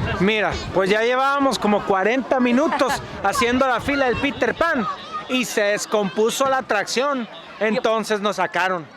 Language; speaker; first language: Spanish; native; Spanish